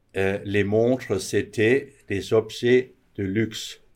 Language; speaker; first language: French; non-native, fluent; Danish